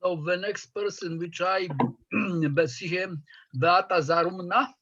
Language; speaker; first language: English; non-native, fluent; Polish